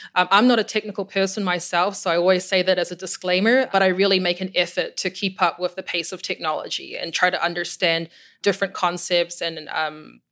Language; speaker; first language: English; native; English